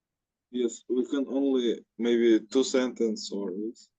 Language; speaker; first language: English; non-native, learner; Russian